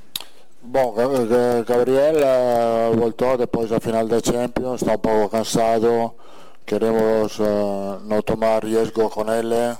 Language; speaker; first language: Portuguese; non-native, learner; Italian